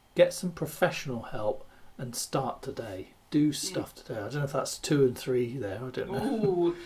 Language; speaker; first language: English; native; English